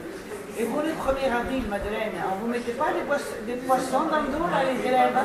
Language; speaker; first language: French; native; French